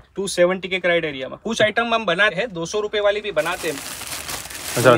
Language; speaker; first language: Hindi; non-native, local second language; Gujarati